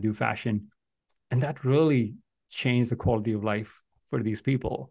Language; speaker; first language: English; non-native, local second language; Malayalam